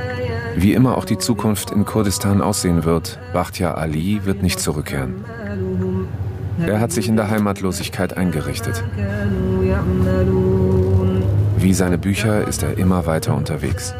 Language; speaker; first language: German; native; German